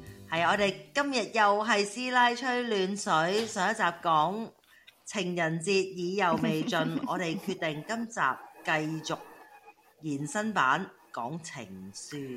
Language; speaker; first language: Cantonese; native; Cantonese